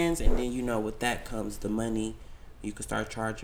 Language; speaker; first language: English; native; English